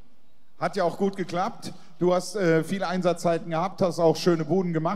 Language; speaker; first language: German; native; German